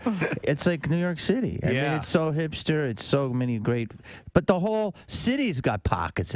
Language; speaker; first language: English; native; English